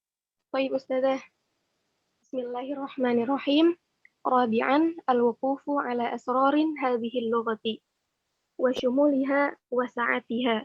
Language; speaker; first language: Arabic; non-native, learner; Indonesian